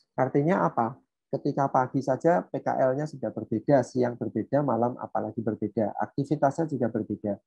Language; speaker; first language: Indonesian; native; Indonesian